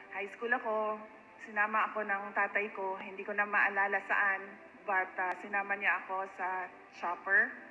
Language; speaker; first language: Filipino; non-native, local second language; Cebuano